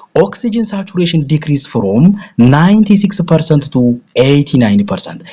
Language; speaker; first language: English; non-native, local second language; Amharic